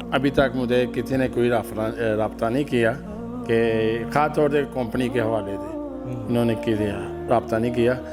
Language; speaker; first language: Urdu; non-native, local second language; Punjabi